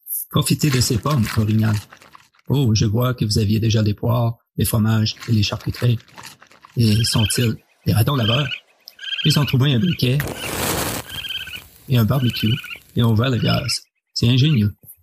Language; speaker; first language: French; native; French